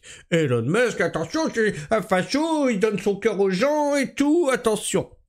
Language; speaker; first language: French; native; French